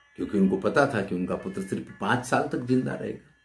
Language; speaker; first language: Hindi; native; Hindi